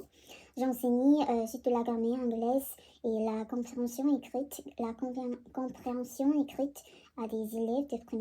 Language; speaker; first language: French; non-native, learner; Korean